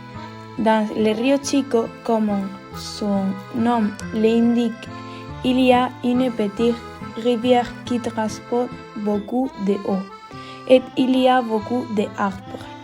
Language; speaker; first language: French; non-native, learner; Spanish